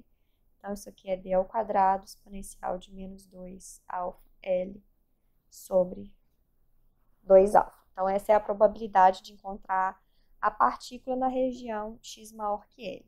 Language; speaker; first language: Portuguese; native; Portuguese